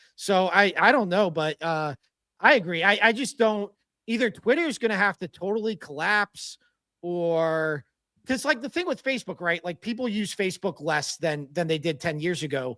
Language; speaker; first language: English; native; English